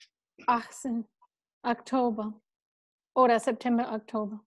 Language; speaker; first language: German; non-native, learner; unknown